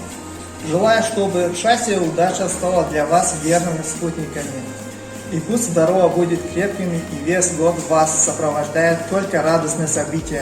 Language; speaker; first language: Russian; non-native, learner; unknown